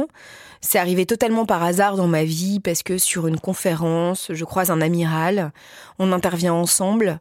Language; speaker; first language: French; native; French